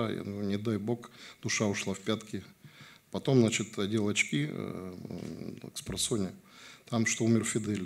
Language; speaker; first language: Russian; native; Russian